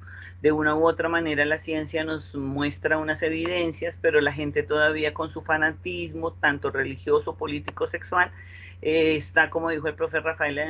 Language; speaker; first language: Spanish; native; Spanish